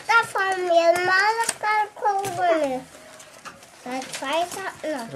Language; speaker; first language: Icelandic; non-native, local second language; Dutch